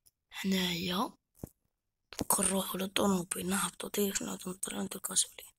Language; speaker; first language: Arabic; native; Arabic